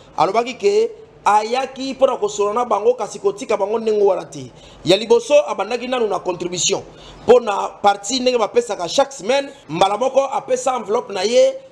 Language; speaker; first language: Lingala; native; Lingala